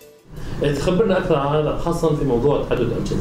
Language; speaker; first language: Arabic; native; Arabic